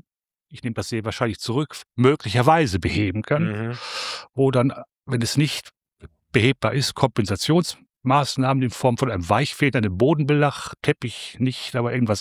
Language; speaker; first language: German; native; German